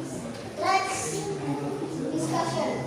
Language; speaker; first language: English; non-native, learner; Indonesian